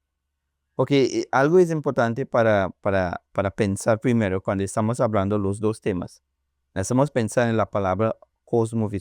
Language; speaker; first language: Spanish; non-native, learner; English